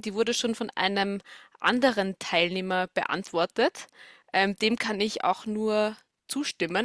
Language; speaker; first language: German; native; German